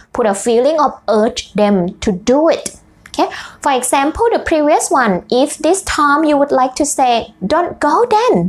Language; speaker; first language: English; non-native, fluent; Thai